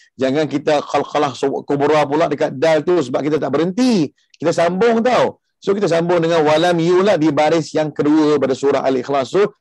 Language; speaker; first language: Malay; early bilingual, heritage; Malay